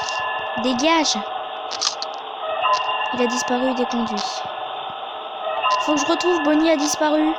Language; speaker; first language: French; native; French